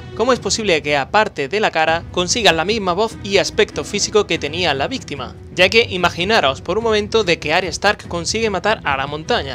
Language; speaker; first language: Spanish; native; Spanish